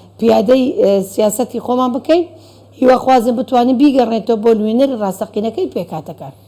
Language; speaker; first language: Central Kurdish; non-native, local second language; Azerbaijani